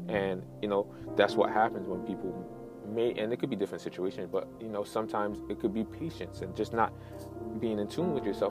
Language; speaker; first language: English; native; English